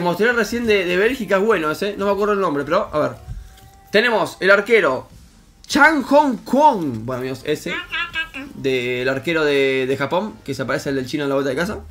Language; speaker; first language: Spanish; native; Spanish